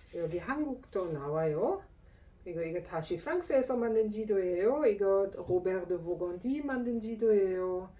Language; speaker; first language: Korean; non-native, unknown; German